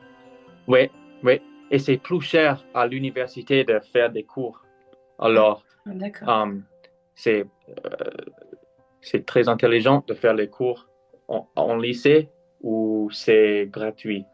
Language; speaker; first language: French; non-native, learner; English